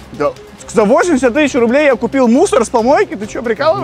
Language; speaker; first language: Russian; native; Russian